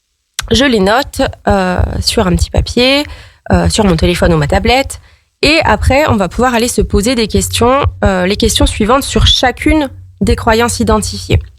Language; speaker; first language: French; native; French